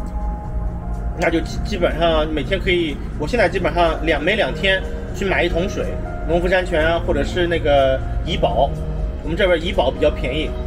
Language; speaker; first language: Chinese; native; Chinese